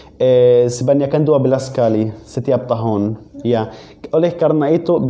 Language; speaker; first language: Indonesian; non-native, fluent; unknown